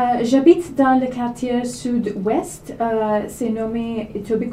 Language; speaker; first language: French; non-native, learner; Malayalam